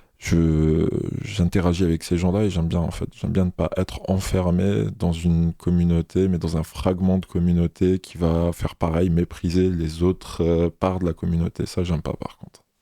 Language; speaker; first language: French; non-native, local second language; Arabic